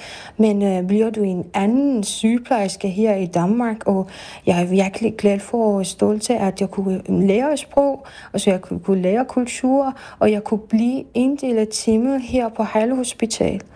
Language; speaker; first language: Danish; non-native, fluent; Persian